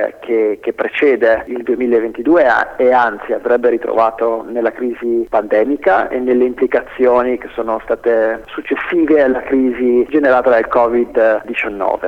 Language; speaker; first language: Italian; native; Italian